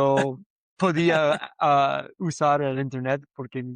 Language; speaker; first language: Spanish; non-native, learner; English